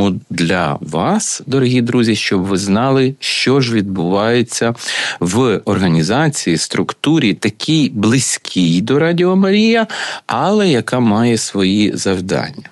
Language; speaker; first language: Ukrainian; native; Ukrainian